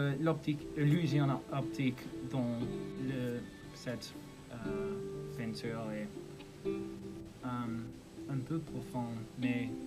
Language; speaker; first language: French; non-native, learner; English